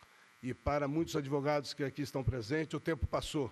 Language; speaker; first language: Portuguese; native; Portuguese